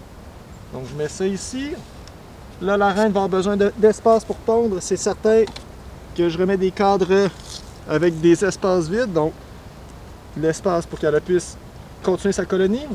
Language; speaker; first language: French; native; French